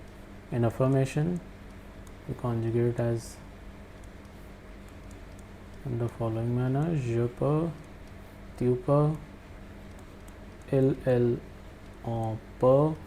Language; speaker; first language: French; non-native, fluent; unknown